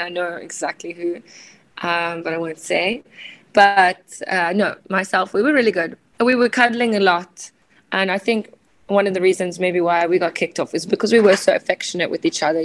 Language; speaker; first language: English; native; English